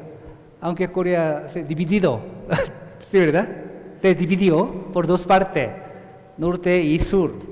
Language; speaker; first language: Spanish; non-native, fluent; Korean